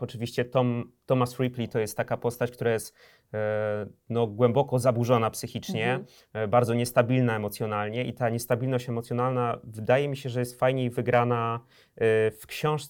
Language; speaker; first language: Polish; native; Polish